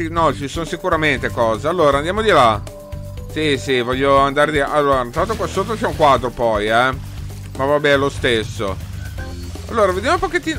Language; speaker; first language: Italian; native; Italian